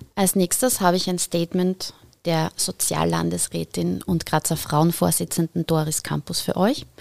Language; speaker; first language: German; native; German